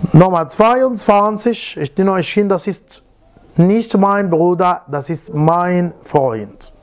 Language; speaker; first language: German; non-native, fluent; Arabic